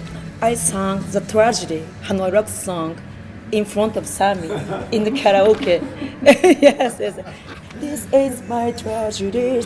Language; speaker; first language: English; non-native, learner; Japanese